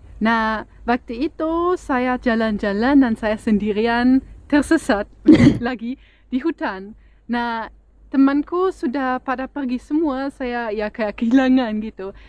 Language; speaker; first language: Indonesian; non-native, fluent; German